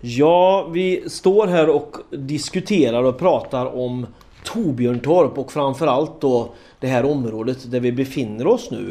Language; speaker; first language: Swedish; native; Swedish